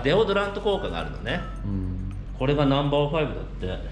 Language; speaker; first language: Japanese; native; Japanese